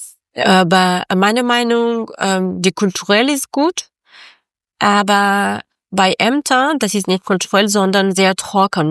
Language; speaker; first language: German; non-native, learner; Persian